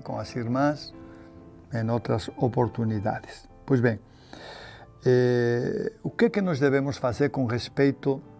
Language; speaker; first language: Portuguese; non-native, fluent; Spanish